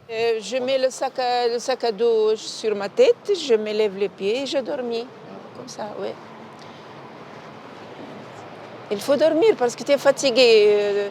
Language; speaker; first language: French; non-native, local second language; Arabic